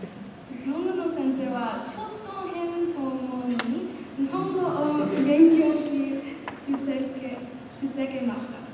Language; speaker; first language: Japanese; non-native, learner; English